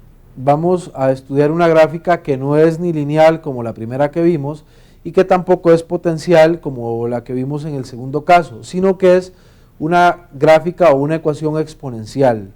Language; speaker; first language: Spanish; native; Spanish